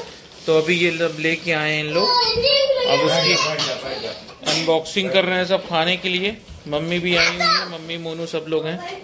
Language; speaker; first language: Hindi; native; Hindi